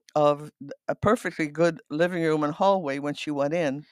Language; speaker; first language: English; non-native, fluent; Dutch